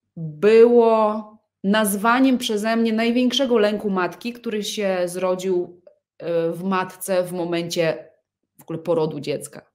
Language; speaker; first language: Polish; early bilingual, other home language; Russian